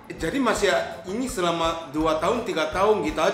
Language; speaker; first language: Indonesian; non-native, fluent; Japanese